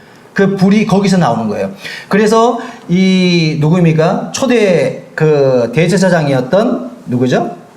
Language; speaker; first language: Korean; native; Korean